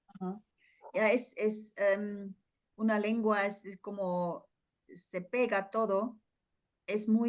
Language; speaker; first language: Spanish; non-native, fluent; German